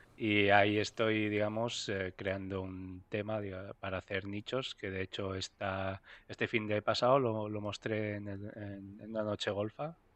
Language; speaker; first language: Spanish; native; Spanish